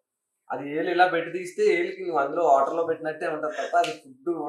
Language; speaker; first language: Telugu; native; Telugu